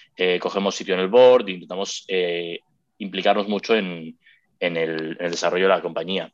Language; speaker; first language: Spanish; native; Spanish